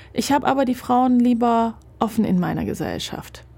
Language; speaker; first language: German; early bilingual, other home language; Turkish